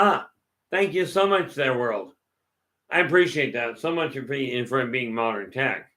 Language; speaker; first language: English; native; English